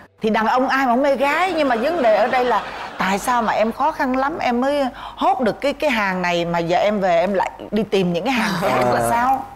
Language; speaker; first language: Vietnamese; native; Vietnamese